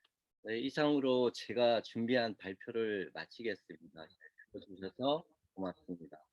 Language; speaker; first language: Korean; native; Korean